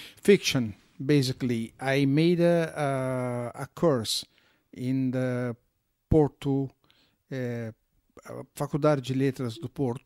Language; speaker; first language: English; non-native, learner; Portuguese